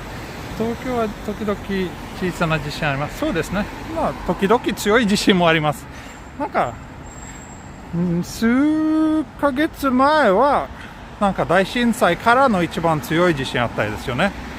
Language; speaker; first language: Japanese; non-native, fluent; Swedish